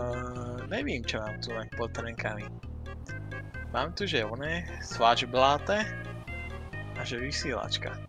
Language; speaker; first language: Slovak; native; Slovak